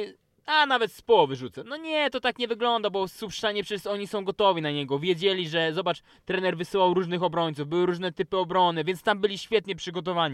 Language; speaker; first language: Polish; native; Polish